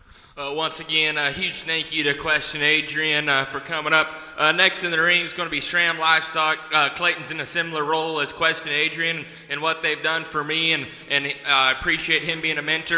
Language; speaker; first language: English; native; English